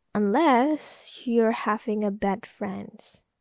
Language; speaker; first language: English; non-native, learner; Indonesian